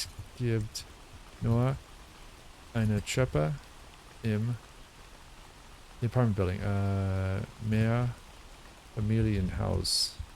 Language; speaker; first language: German; non-native, learner; English